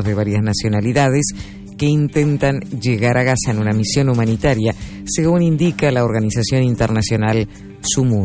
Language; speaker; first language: Spanish; native; Spanish